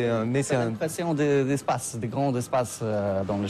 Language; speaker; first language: French; non-native, learner; Polish